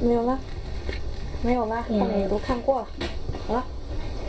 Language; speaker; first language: Chinese; native; Chinese